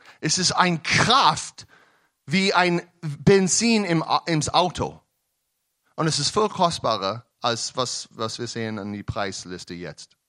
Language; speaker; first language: German; non-native, learner; English